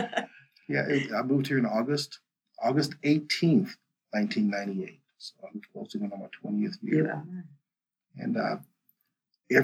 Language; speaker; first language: English; native; English